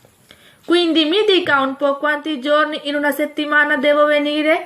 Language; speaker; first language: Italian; non-native, fluent; Urdu